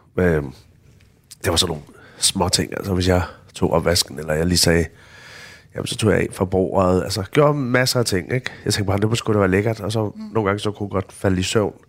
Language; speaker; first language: Danish; native; Danish